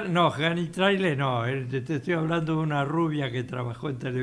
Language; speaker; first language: Spanish; native; Spanish